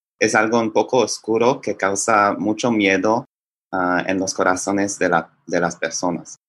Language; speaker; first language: Spanish; non-native, fluent; English